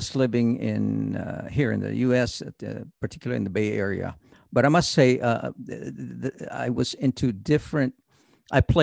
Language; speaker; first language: English; early bilingual, other home language; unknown